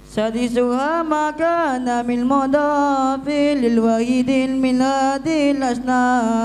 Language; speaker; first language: Arabic; non-native, learner; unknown